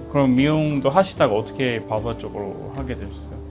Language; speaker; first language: Korean; non-native, fluent; English